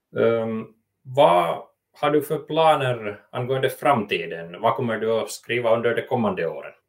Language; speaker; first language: Swedish; non-native, local second language; Finnish